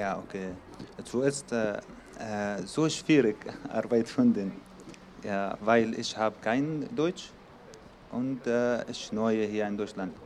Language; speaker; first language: German; non-native, learner; Arabic